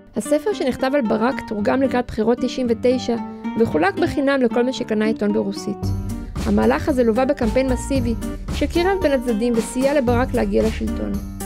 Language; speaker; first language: Hebrew; early bilingual, other home language; Russian